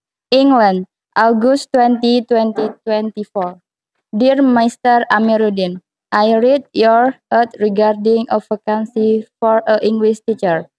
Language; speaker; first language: English; non-native, learner; Indonesian